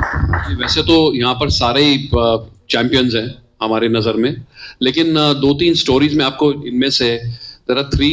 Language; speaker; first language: Hindi; native; Hindi